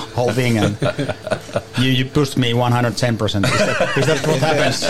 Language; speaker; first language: English; non-native, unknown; Finnish